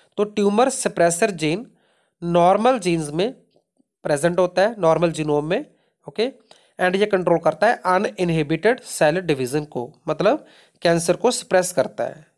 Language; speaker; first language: Hindi; non-native, local second language; Punjabi